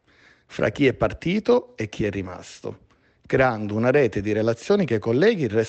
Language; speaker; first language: Italian; native; Italian